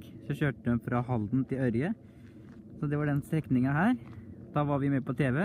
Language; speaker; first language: Norwegian; native; Norwegian